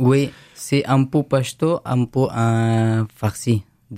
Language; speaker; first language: French; non-native, learner; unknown